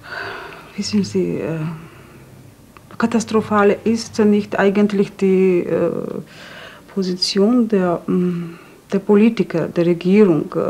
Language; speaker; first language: German; non-native, fluent; Georgian